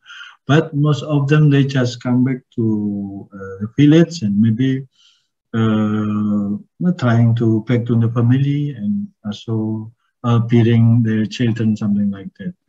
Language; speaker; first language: English; non-native, learner; Indonesian